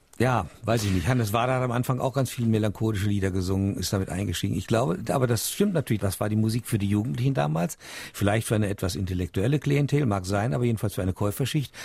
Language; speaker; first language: German; native; German